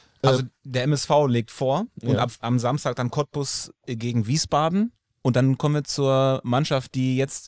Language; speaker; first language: German; native; German